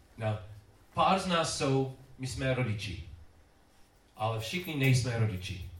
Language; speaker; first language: Czech; non-native, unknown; English